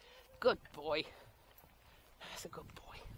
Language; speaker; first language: English; native; English